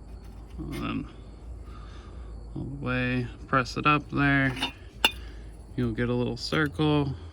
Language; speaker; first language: English; native; English